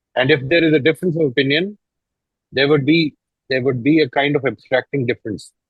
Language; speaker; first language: English; non-native, local second language; Urdu